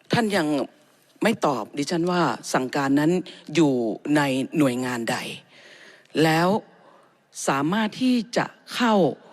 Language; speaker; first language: Thai; native; Thai